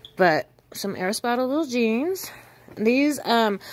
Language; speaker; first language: English; native; English